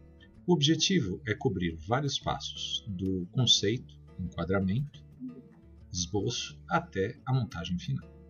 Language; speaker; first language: Portuguese; native; Portuguese